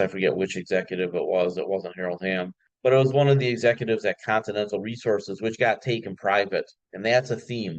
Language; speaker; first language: English; native; English